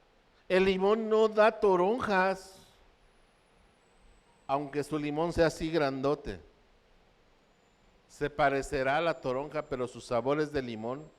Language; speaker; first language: Spanish; native; Spanish